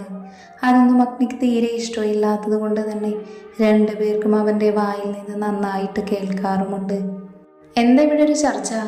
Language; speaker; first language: Malayalam; native; Malayalam